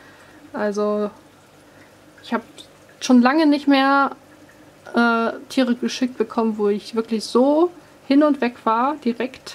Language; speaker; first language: German; native; German